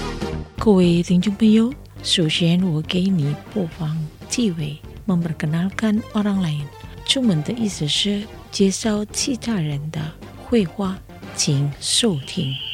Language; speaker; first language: Chinese; non-native, fluent; Indonesian